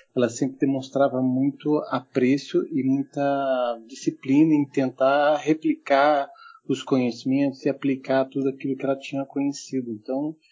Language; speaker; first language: Portuguese; early bilingual, heritage; German